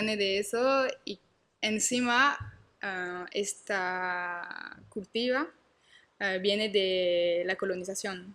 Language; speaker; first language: Spanish; non-native, learner; French